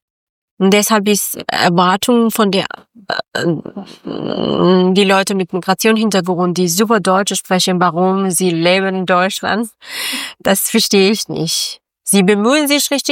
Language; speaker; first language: German; non-native, local second language; Persian